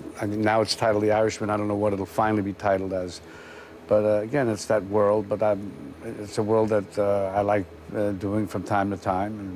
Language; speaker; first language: English; native; English